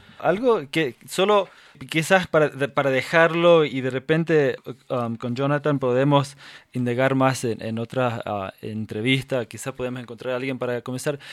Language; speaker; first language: Spanish; non-native, fluent; English